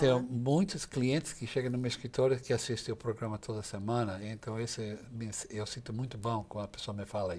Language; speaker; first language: Portuguese; non-native, fluent; English